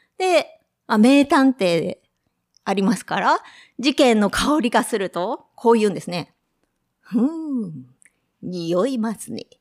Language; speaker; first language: Japanese; native; Japanese